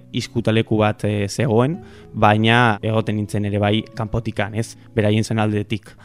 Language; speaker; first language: Basque; native; Basque